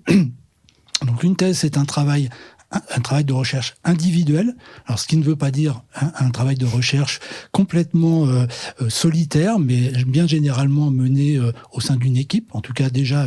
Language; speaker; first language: French; native; French